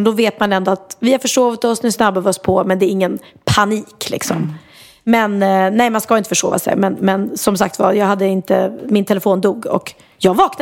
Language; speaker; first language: Swedish; native; Swedish